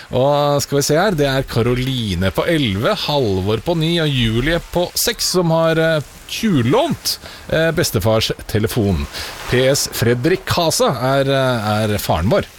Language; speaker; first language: Norwegian; native; Norwegian